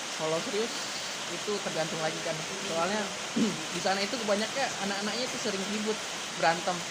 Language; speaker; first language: Indonesian; native; Indonesian